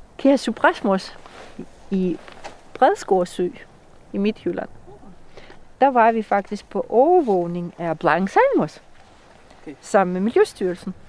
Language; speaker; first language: Danish; non-native, fluent; Russian